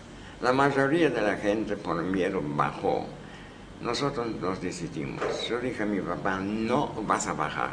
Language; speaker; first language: Spanish; non-native, fluent; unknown